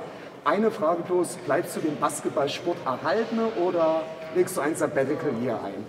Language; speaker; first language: German; native; German